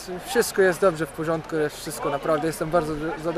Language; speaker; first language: Polish; non-native, learner; Arabic